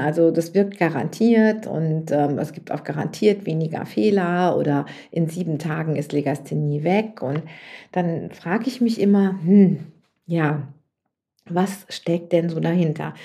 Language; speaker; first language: German; native; German